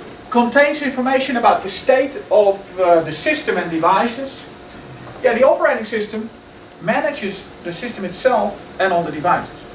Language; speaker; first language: English; non-native, fluent; Dutch